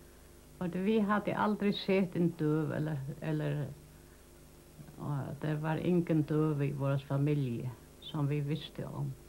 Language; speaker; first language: Danish; non-native, local second language; Faroese